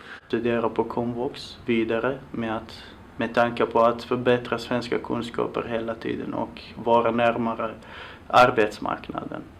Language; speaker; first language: Swedish; non-native, fluent; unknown